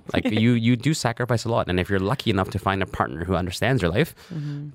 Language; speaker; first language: English; native; English